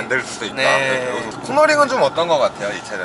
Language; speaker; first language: Korean; native; Korean